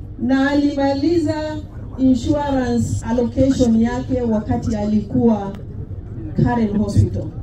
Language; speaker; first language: Swahili; non-native, local second language; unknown